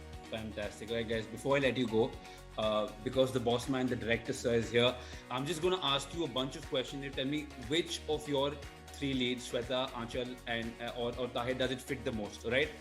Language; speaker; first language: English; non-native, local second language; Hindi